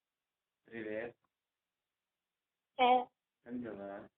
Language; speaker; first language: Russian; non-native, local second language; Tajik